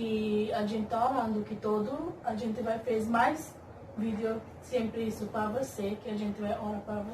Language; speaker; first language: Portuguese; non-native, learner; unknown